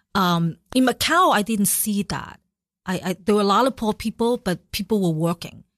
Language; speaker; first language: English; early bilingual, other home language; Cantonese